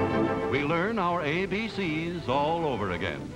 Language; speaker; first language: English; native; English